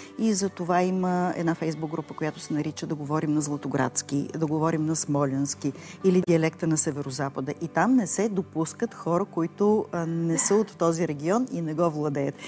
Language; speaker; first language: Bulgarian; native; Bulgarian